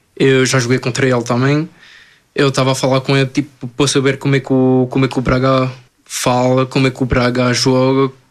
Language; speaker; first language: Portuguese; non-native, fluent; French